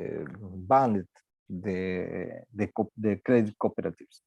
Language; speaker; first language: English; non-native, learner; Spanish